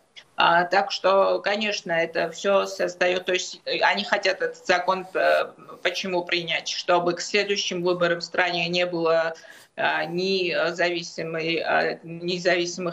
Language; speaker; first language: Russian; non-native, local second language; Georgian